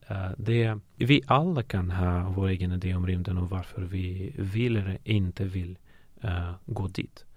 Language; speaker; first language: Swedish; non-native, fluent; Russian